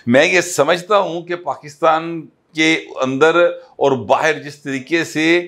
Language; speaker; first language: Urdu; non-native, local second language; Punjabi